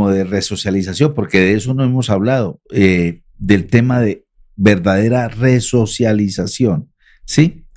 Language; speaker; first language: Spanish; native; Spanish